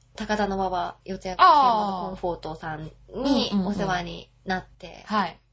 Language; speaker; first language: Japanese; native; Japanese